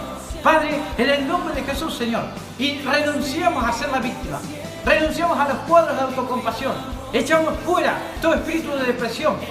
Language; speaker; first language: Spanish; native; Spanish